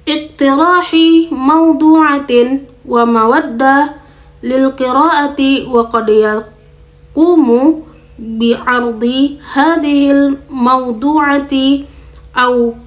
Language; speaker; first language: Arabic; non-native, learner; Indonesian